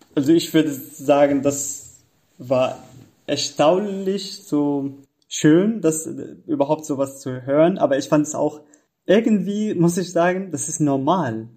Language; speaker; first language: German; non-native, fluent; Arabic